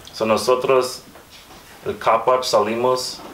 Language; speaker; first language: Spanish; early bilingual, other home language; English